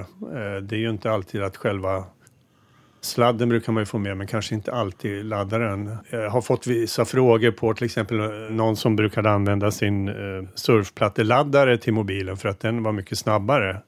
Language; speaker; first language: Swedish; native; Swedish